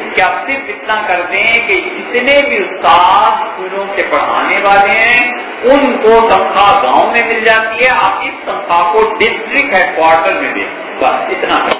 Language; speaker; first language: Urdu; native; Urdu